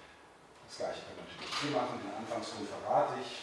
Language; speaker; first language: German; native; German